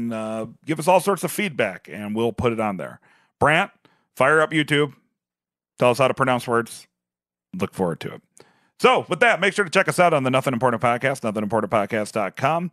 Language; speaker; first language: English; native; English